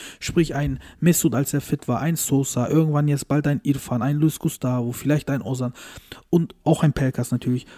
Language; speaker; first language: German; early bilingual, other home language; Turkish